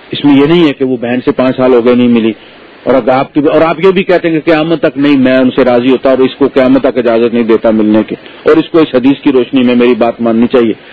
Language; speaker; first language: Urdu; native; Urdu